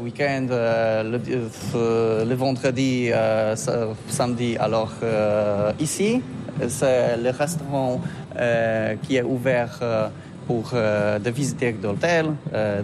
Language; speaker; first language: French; non-native, learner; Polish